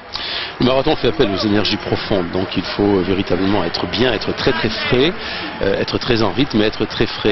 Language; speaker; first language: French; native; French